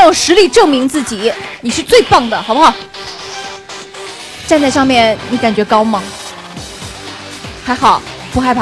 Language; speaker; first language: Chinese; native; Chinese